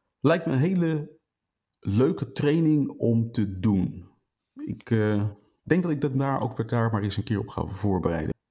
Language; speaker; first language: Dutch; native; Dutch